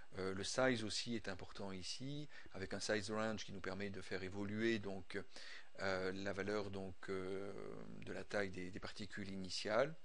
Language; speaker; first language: French; native; French